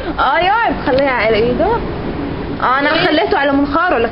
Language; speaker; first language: Arabic; early bilingual, heritage; Arabic